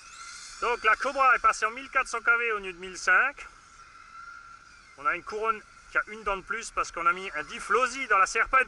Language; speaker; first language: French; native; French